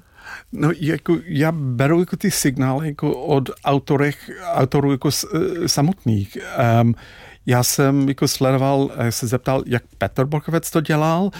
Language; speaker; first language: Czech; non-native, fluent; English